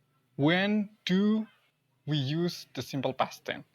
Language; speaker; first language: English; non-native, learner; Indonesian